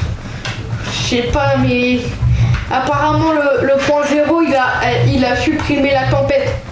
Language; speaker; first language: French; native; French